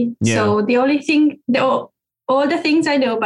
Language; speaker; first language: English; non-native, fluent; Hungarian